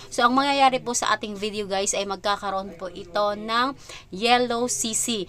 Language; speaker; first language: Filipino; non-native, local second language; Cebuano